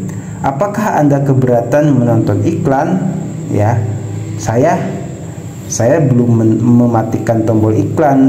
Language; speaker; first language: Indonesian; native; Indonesian